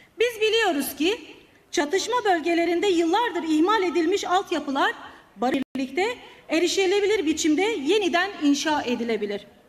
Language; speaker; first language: Turkish; non-native, local second language; Kurdish